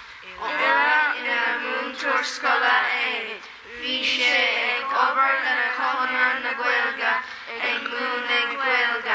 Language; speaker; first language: Irish; non-native, local second language; English